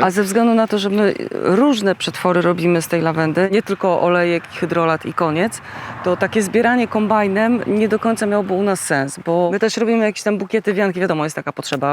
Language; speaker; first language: Polish; native; Polish